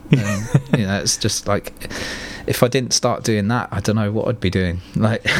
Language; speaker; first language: English; native; English